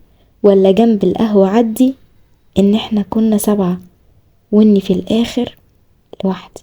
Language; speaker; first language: Arabic; native; Arabic